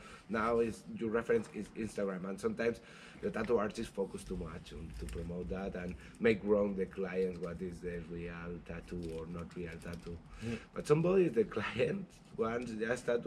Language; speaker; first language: English; non-native, learner; Spanish